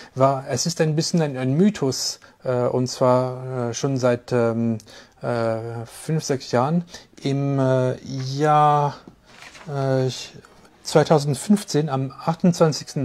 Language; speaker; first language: German; non-native, fluent; French